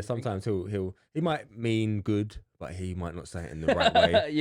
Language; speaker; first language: English; native; English